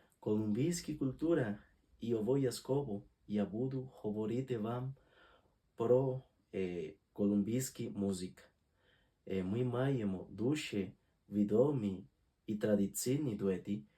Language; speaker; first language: Ukrainian; non-native, learner; Spanish